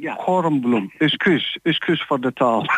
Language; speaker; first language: Dutch; non-native, learner; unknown